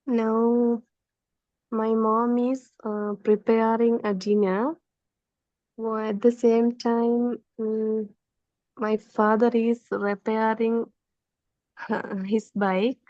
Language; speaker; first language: English; non-native, learner; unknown